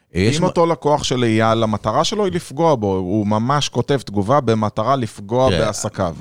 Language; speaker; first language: Hebrew; native; Hebrew